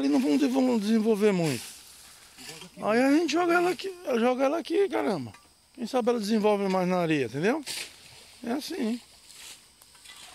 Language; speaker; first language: Portuguese; native; Portuguese